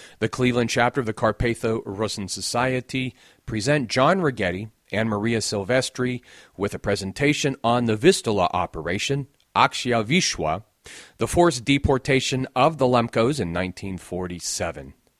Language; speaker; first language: English; native; English